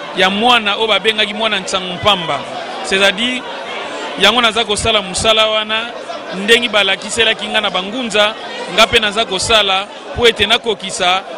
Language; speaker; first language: Lingala; non-native, local second language; Kongo